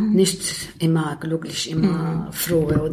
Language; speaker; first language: German; non-native, learner; Arabic